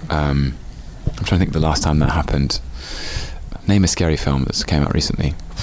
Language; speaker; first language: English; native; English